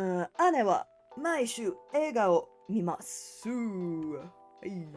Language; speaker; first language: Japanese; non-native, learner; English